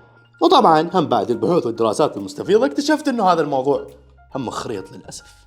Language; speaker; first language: Arabic; native; Arabic